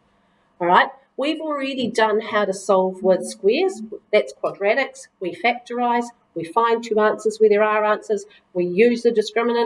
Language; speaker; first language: English; native; English